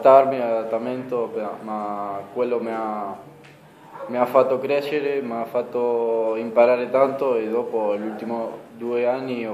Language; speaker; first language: Italian; non-native, fluent; Spanish